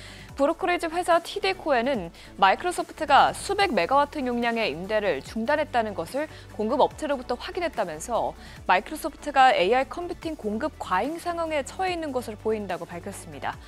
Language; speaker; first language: Korean; native; Korean